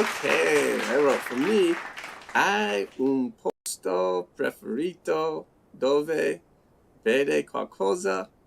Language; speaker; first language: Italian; non-native, learner; English